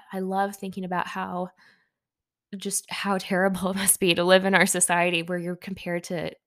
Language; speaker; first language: English; early bilingual, other home language; Hindi